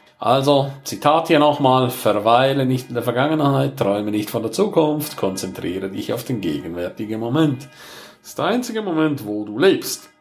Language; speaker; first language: German; non-native, local second language; Romansh